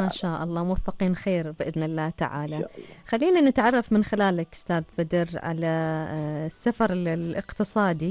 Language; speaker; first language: Arabic; native; Arabic